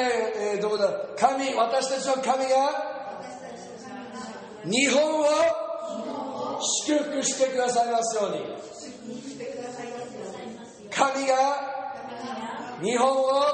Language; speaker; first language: Japanese; non-native, fluent; English